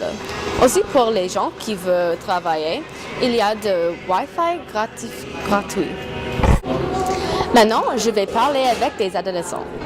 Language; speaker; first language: French; non-native, learner; English